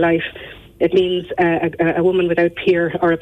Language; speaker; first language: English; native; English